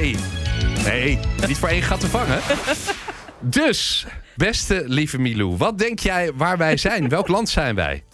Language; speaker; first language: Dutch; native; Dutch